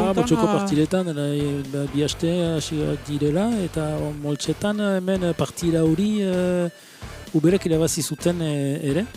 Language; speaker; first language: Basque; native; Basque